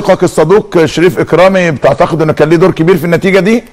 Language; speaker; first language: Arabic; native; Arabic